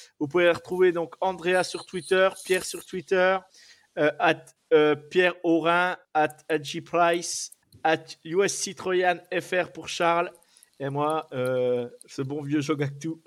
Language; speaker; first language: French; native; French